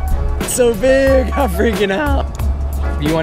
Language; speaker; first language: English; native; English